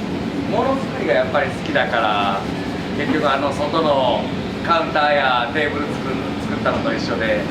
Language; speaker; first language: Japanese; native; Japanese